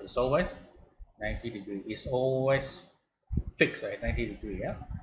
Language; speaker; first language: English; non-native, local second language; Malay